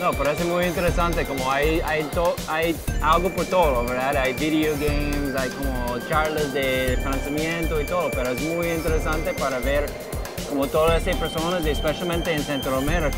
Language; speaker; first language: Spanish; non-native, learner; English